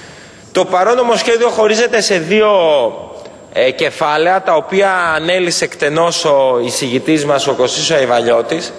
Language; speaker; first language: Greek; native; Greek